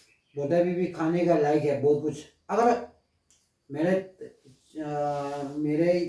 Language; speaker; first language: Hindi; non-native, local second language; Tibetan